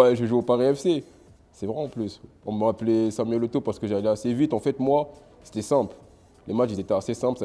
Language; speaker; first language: French; native; French